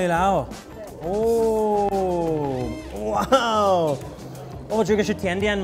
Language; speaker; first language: Chinese; non-native, learner; English